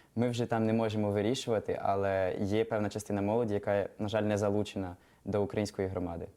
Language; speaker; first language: Ukrainian; native; Ukrainian